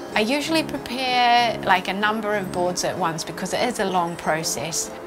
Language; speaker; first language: English; native; English